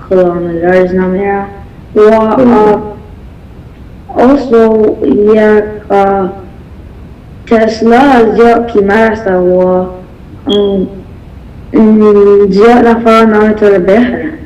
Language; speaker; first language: Persian; early bilingual, heritage; Persian